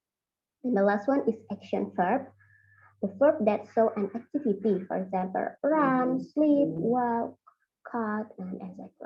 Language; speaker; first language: English; non-native, fluent; Indonesian